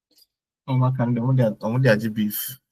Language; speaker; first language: German; non-native, fluent; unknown